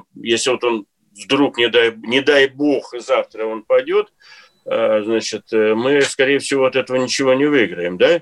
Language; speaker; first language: Russian; native; Russian